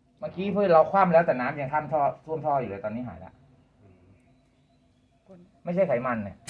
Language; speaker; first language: Thai; native; Thai